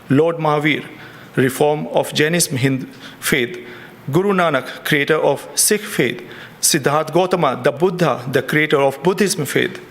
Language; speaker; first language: English; non-native, fluent; German